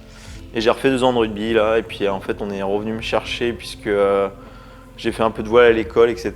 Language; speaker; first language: French; native; French